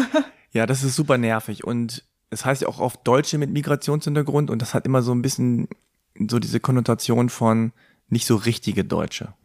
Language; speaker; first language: German; native; German